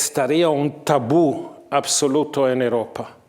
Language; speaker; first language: Spanish; non-native, fluent; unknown